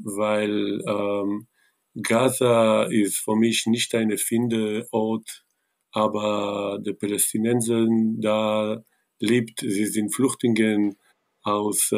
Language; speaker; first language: German; non-native, learner; Hebrew